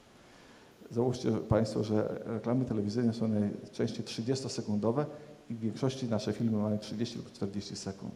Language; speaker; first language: Polish; native; Polish